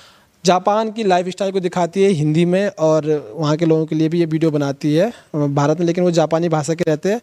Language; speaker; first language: Hindi; native; Hindi